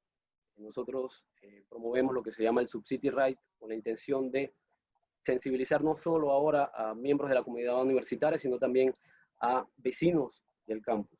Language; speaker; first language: Spanish; native; Spanish